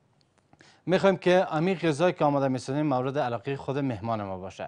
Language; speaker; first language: Persian; native; Persian